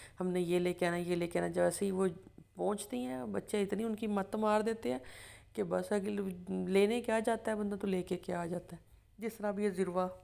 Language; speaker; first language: Urdu; non-native, local second language; Punjabi